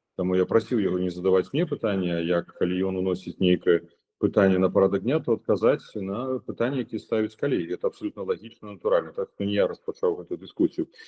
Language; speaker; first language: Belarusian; non-native, local second language; Russian